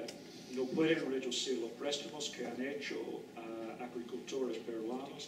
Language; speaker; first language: Spanish; non-native, fluent; English